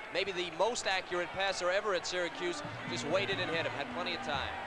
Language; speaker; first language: English; native; English